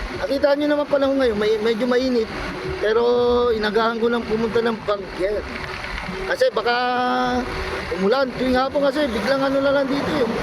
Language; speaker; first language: Filipino; native; Filipino